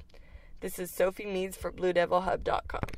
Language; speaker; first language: English; native; English